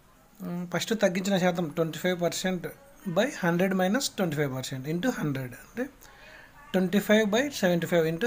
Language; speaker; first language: Telugu; native; Telugu